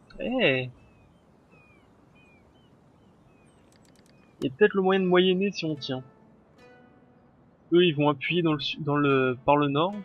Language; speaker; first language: French; native; French